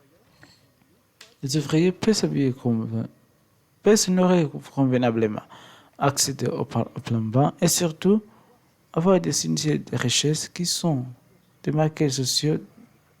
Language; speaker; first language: French; non-native, learner; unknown